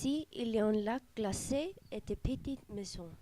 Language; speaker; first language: French; non-native, learner; Icelandic